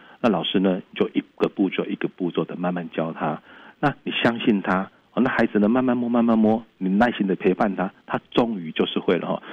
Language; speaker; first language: Chinese; native; Chinese